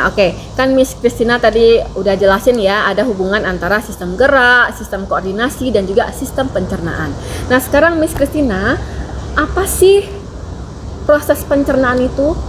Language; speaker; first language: Indonesian; native; Indonesian